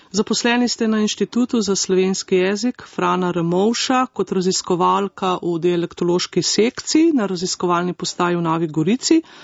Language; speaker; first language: Slovenian; native; Slovenian